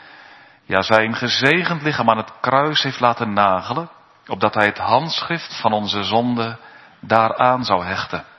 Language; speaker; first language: Dutch; native; Dutch